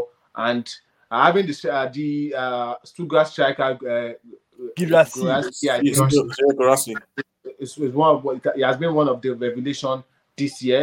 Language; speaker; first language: English; non-native, local second language; Yoruba